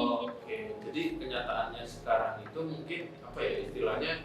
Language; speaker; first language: Indonesian; native; Indonesian